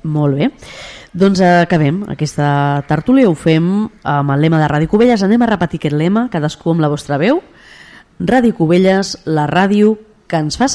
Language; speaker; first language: Catalan; native; Catalan